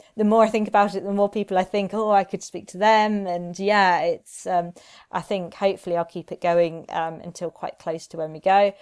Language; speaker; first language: English; native; English